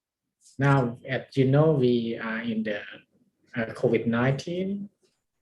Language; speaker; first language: English; non-native, learner; Thai